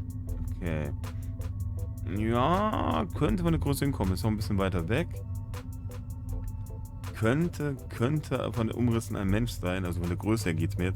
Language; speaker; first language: German; native; German